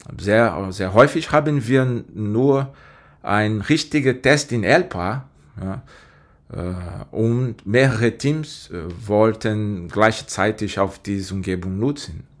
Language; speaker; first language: German; non-native, fluent; Portuguese